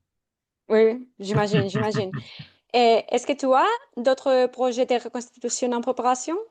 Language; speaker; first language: French; non-native, fluent; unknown